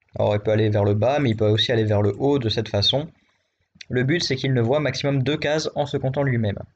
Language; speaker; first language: French; native; French